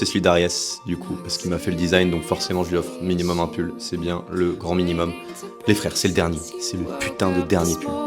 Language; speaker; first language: French; native; French